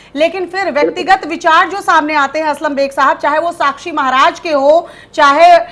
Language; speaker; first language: Hindi; native; Hindi